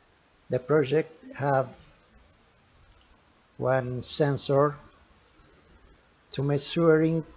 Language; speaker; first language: English; non-native, learner; Portuguese